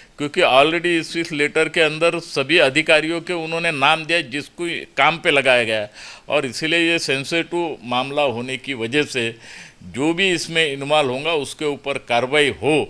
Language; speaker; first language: Hindi; non-native, local second language; Marathi